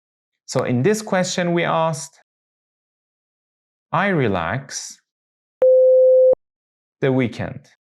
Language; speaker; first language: English; non-native, fluent; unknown